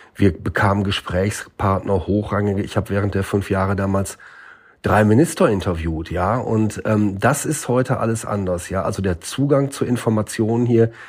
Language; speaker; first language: German; native; German